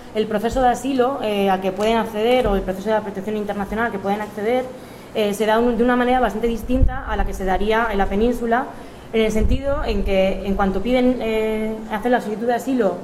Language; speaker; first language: Spanish; native; Spanish